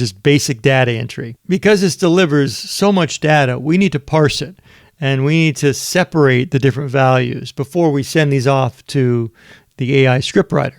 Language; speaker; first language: English; native; English